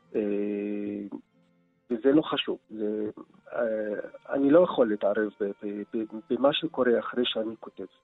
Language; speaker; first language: Hebrew; non-native, local second language; Arabic